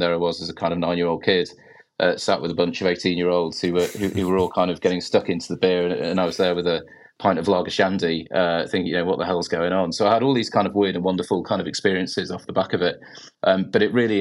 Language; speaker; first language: English; native; English